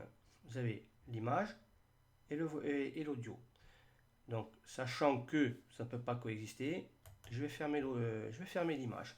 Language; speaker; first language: French; native; French